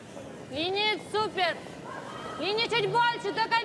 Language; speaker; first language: Russian; native; Russian